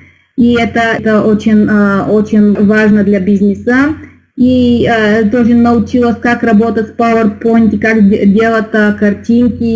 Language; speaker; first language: Russian; non-native, learner; Bulgarian